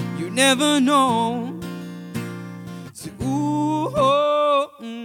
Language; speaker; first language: English; non-native, local second language; Ganda